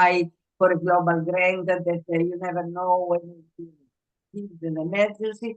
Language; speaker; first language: English; non-native, fluent; Italian